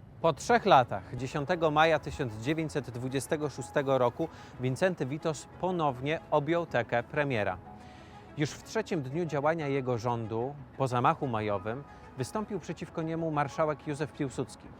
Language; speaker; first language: Polish; native; Polish